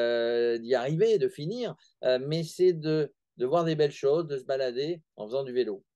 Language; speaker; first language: French; native; French